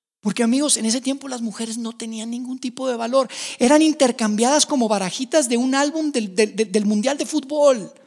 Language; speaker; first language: Spanish; native; Spanish